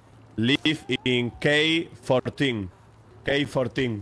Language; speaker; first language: English; non-native, learner; Spanish